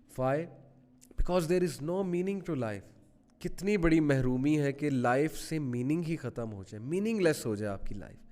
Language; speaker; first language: Urdu; native; Urdu